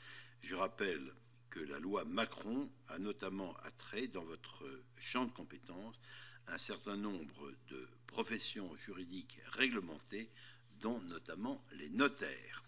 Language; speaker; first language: French; native; French